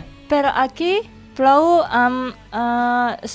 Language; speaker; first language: Catalan; non-native, learner; Indonesian